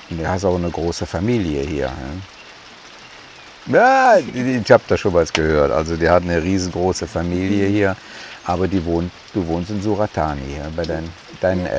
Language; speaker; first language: German; native; German